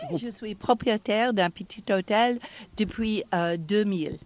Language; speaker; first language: French; non-native, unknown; English